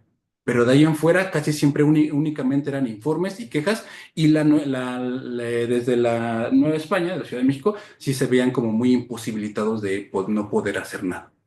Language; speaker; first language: Spanish; native; Spanish